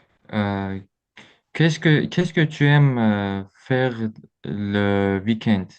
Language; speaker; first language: French; non-native, learner; Azerbaijani